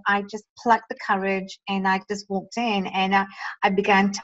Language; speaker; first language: English; native; English